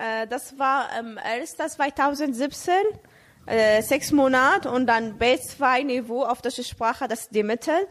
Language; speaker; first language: German; non-native, learner; Arabic